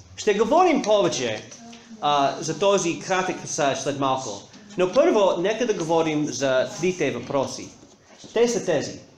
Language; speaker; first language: Bulgarian; non-native, fluent; English